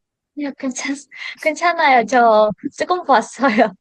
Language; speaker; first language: Korean; non-native, learner; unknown